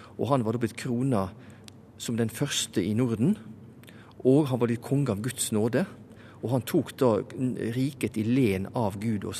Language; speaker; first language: Norwegian; native; Norwegian